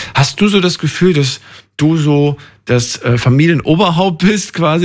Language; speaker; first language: German; native; German